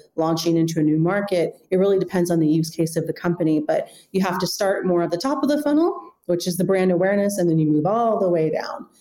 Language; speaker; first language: English; native; English